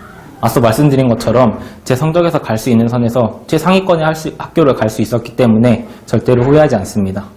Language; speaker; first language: Korean; native; Korean